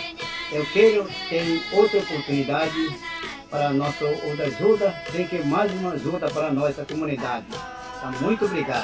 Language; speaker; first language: Portuguese; non-native, local second language; Ticuna